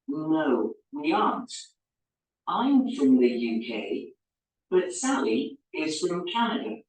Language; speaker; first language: English; non-native, learner; Spanish